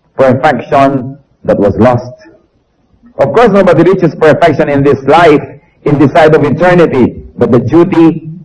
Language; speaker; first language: English; non-native, local second language; Filipino